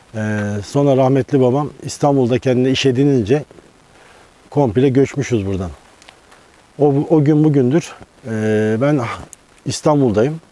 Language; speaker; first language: Turkish; native; Turkish